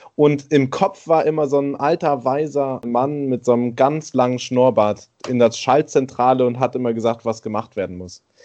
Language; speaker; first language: German; native; German